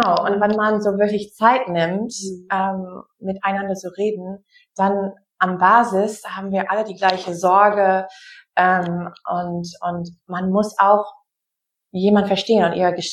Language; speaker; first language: German; non-native, fluent; English